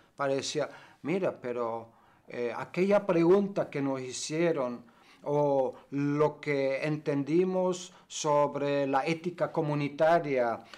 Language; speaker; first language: Spanish; non-native, fluent; German